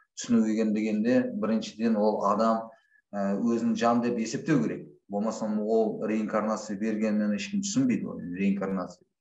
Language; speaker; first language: Kazakh; non-native, local second language; Russian